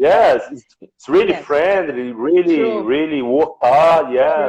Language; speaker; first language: English; non-native, learner; Portuguese